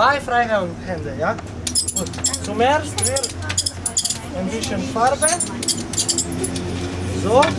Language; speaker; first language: German; non-native, learner; Slovenian